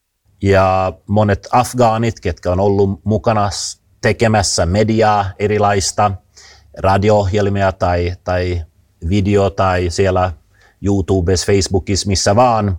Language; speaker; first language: Finnish; non-native, fluent; Swedish